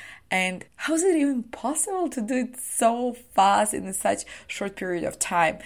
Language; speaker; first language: English; non-native, fluent; Ukrainian